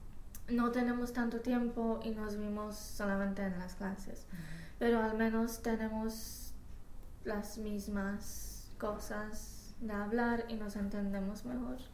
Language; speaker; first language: Spanish; non-native, fluent; Polish